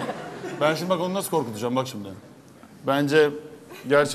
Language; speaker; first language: Turkish; native; Turkish